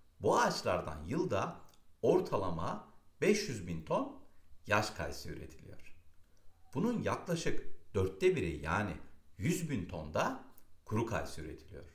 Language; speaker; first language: Turkish; native; Turkish